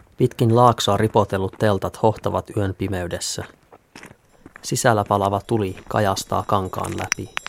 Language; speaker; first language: Finnish; native; Finnish